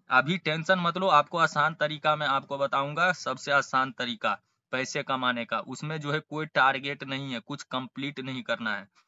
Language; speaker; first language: Hindi; native; Hindi